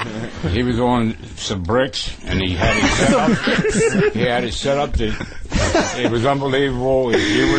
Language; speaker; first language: English; native; English